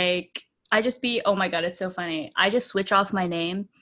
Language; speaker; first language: English; native; English